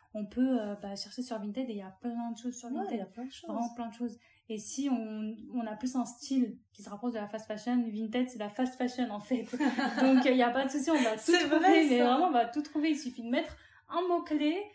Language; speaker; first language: French; native; French